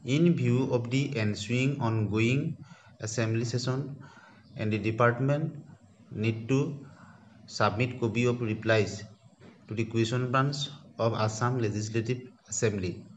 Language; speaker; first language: English; non-native, local second language; Assamese